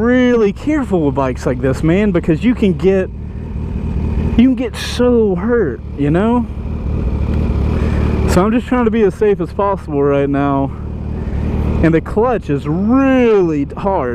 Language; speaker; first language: English; native; English